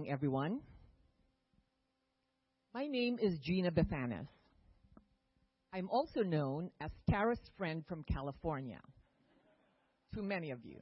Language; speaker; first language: English; non-native, local second language; Filipino